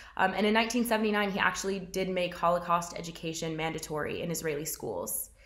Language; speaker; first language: English; native; English